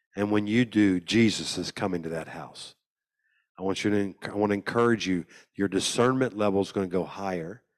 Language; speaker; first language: English; native; English